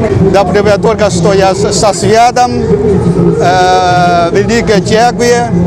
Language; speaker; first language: Russian; non-native, learner; Chinese